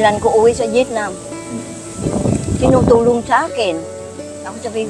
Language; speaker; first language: Filipino; non-native, learner; Vietnamese